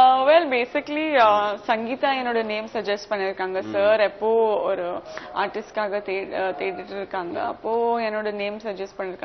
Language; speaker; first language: Tamil; non-native, fluent; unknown